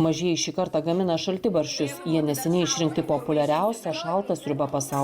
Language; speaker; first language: Lithuanian; native; Lithuanian